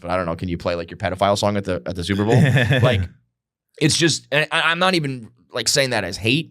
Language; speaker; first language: English; native; English